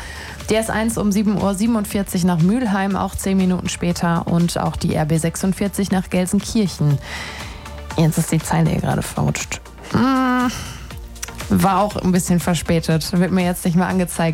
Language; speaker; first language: German; native; German